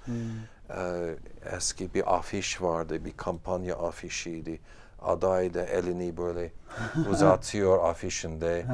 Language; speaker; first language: Turkish; non-native, fluent; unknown